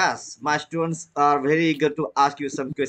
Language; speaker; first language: English; non-native, learner; Marathi